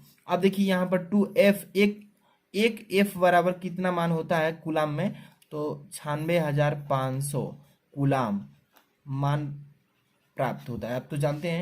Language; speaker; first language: Hindi; native; Hindi